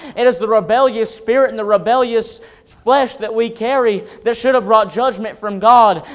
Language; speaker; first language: English; native; English